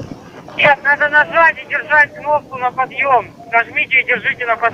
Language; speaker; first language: Russian; native; Russian